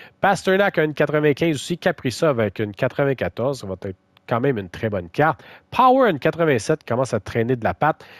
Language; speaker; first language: French; native; French